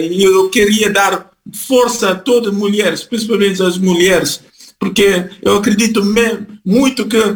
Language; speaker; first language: Portuguese; non-native, fluent; Kabuverdianu